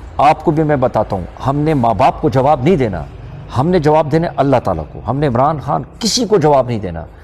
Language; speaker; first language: Urdu; non-native, local second language; Pashto